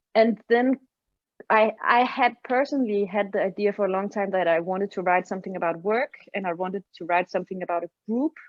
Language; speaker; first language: English; non-native, fluent; Danish